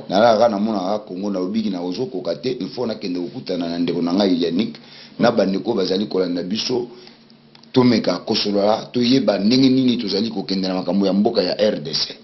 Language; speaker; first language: Lingala; native; Lingala